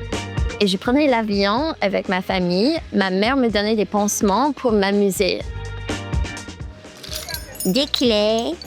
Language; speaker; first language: French; early bilingual, heritage; French